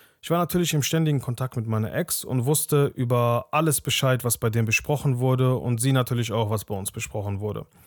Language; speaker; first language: German; early bilingual, other home language; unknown